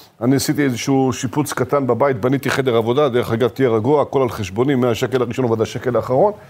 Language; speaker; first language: Hebrew; native; Hebrew